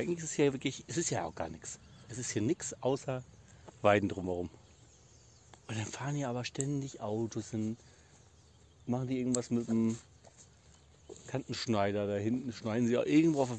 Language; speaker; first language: German; native; German